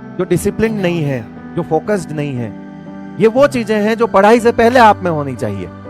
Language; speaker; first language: Hindi; native; Hindi